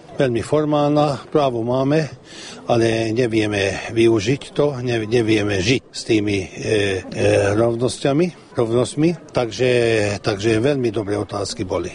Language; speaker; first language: Slovak; early bilingual, heritage; Slovak